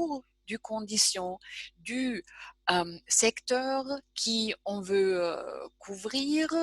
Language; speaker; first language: French; non-native, fluent; German